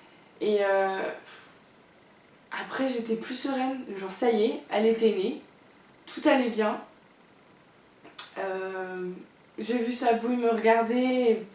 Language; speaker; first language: French; native; French